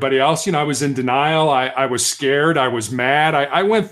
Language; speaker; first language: English; native; English